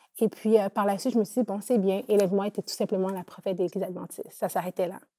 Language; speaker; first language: French; native; French